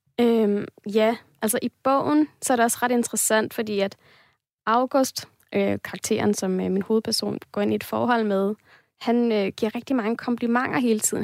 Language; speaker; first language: Danish; native; Danish